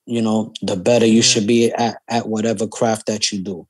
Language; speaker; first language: English; native; English